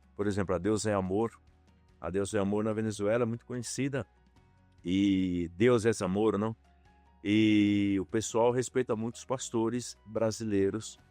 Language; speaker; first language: Portuguese; native; Portuguese